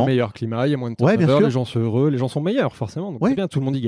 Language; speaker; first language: French; native; French